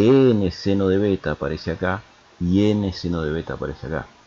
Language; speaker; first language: Spanish; native; Spanish